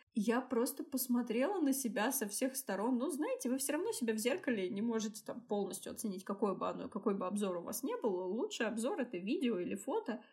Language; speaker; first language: Russian; native; Russian